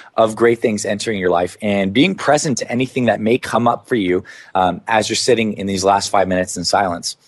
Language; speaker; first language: English; native; English